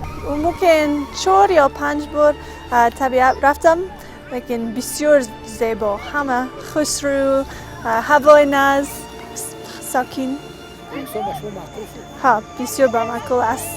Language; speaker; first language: Persian; non-native, learner; English